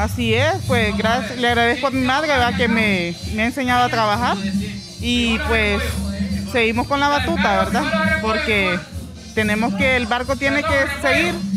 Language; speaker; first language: Spanish; native; Spanish